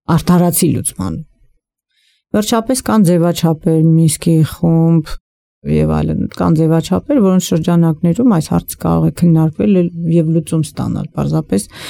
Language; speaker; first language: Armenian; native; Armenian